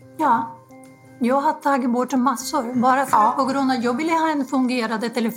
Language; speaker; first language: Swedish; non-native, fluent; Spanish